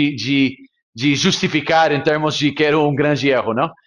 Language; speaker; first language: Portuguese; non-native, fluent; English